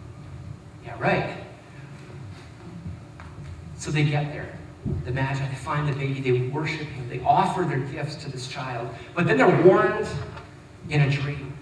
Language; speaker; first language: English; native; English